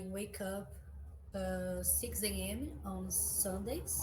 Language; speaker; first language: English; non-native, learner; Portuguese